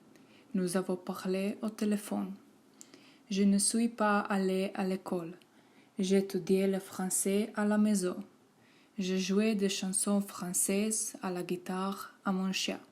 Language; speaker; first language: French; non-native, learner; Slovenian